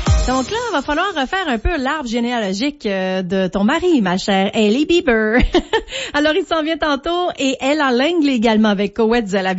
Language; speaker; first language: French; native; French